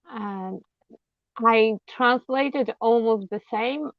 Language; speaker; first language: English; non-native, fluent; Polish